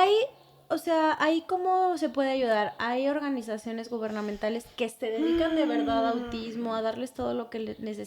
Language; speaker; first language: Spanish; native; Spanish